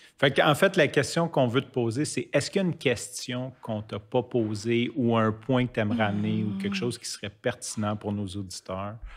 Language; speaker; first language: French; native; French